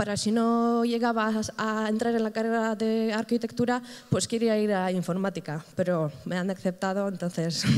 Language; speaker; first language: Spanish; non-native, fluent; Polish